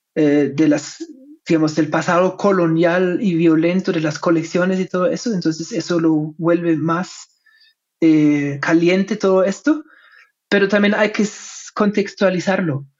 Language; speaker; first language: Spanish; non-native, fluent; German